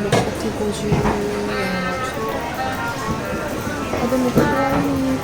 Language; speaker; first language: Japanese; non-native, learner; French